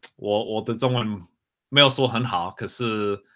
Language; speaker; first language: Chinese; early bilingual, heritage; Chinese